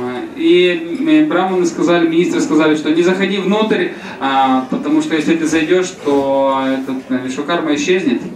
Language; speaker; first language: Russian; native; Russian